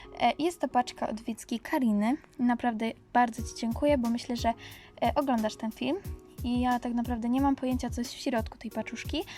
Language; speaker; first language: Polish; native; Polish